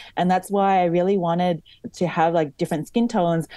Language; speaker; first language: English; native; English